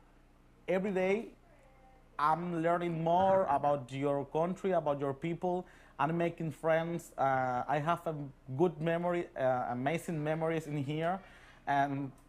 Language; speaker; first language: English; non-native, learner; Spanish